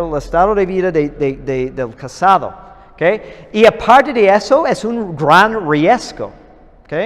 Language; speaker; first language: Spanish; non-native, fluent; English